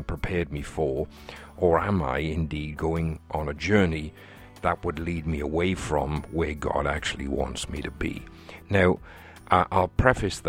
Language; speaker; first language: English; native; English